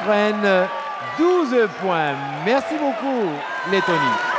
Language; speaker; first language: French; non-native, learner; Turkish